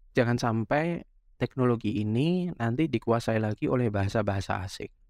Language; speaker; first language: Indonesian; non-native, local second language; Javanese